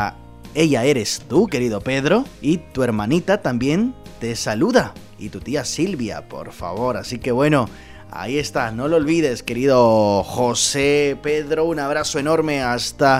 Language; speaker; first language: Spanish; native; Spanish